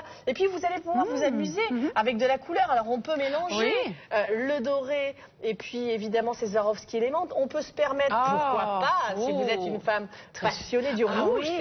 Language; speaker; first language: French; native; French